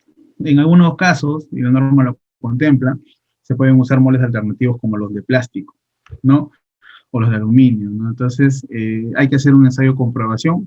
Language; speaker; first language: Spanish; native; Spanish